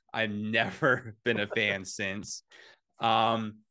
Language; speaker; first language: English; native; English